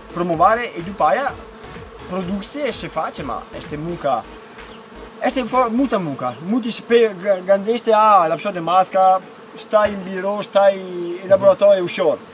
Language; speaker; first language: Romanian; non-native, fluent; Italian